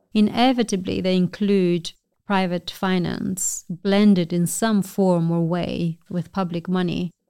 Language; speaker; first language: English; non-native, fluent; Albanian